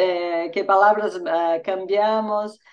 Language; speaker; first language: Spanish; non-native, fluent; Portuguese